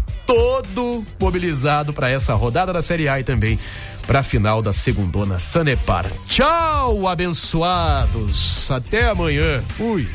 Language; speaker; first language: Portuguese; native; Portuguese